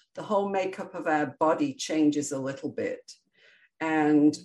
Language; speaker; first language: English; native; English